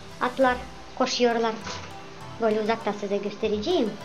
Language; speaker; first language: Turkish; non-native, learner; Russian